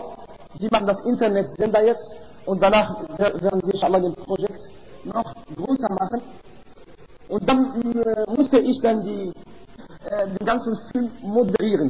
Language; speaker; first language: German; non-native, fluent; Arabic